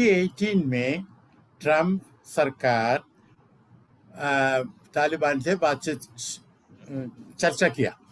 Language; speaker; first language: Hindi; non-native, local second language; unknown